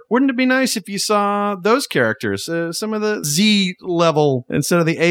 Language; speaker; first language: English; native; English